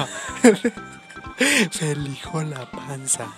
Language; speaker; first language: Spanish; native; Spanish